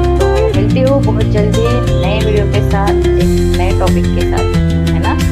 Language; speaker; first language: Hindi; non-native, local second language; Marathi